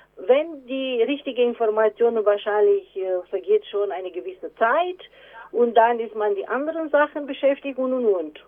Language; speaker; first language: German; non-native, fluent; Romanian